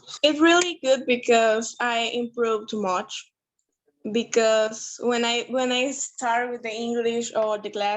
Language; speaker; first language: English; non-native, learner; Spanish